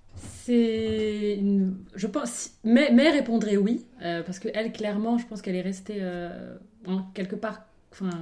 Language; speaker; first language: French; non-native, local second language; Arabic